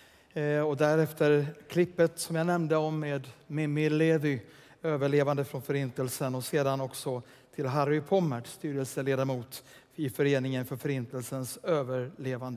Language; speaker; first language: Swedish; native; Swedish